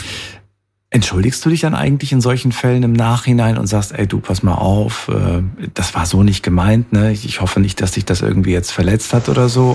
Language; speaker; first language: German; native; German